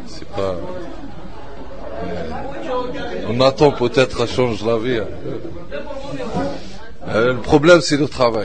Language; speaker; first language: French; non-native, learner; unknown